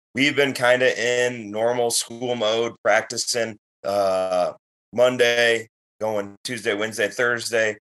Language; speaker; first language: English; native; English